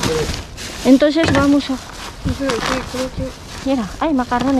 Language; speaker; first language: Spanish; non-native, learner; Filipino